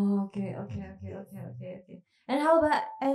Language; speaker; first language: English; non-native, fluent; Indonesian